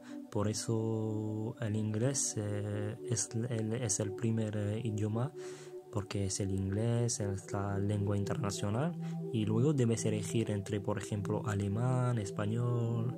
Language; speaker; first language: Spanish; non-native, fluent; French